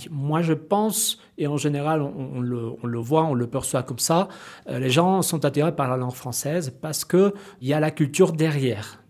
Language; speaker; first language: French; non-native, fluent; Spanish